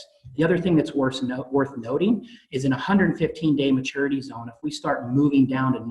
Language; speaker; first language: English; native; English